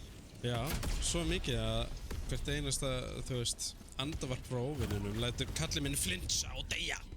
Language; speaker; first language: Icelandic; native; Icelandic